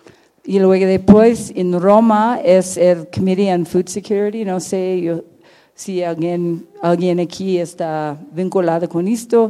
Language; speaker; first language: Spanish; non-native, fluent; English